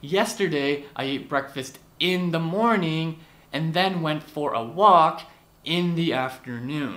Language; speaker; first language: English; native; English